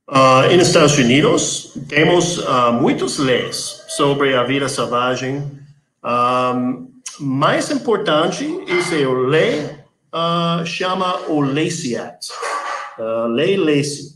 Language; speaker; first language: Spanish; non-native, learner; English